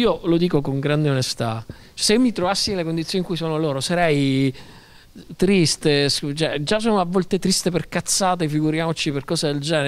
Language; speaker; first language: Italian; native; Italian